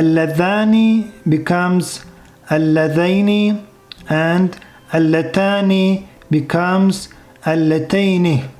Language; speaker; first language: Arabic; non-native, fluent; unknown